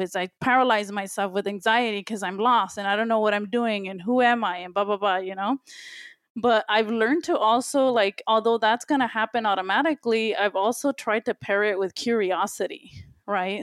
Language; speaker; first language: English; early bilingual, other home language; Spanish